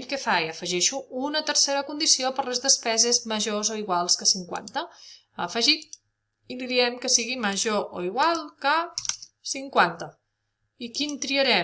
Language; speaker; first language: Catalan; native; Catalan